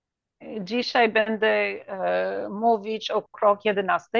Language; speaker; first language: Polish; early bilingual, heritage; English